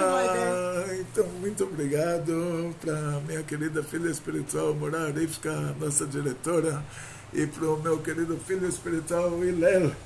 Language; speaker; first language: Portuguese; native; Portuguese